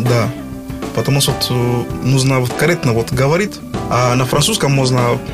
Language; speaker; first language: Russian; non-native, learner; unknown